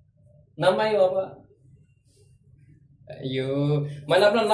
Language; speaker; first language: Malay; non-native, learner; Bangla